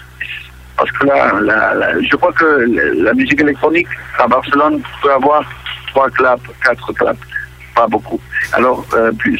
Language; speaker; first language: French; non-native, local second language; Catalan